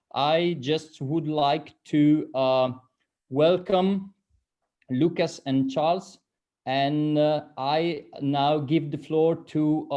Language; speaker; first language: English; non-native, fluent; Italian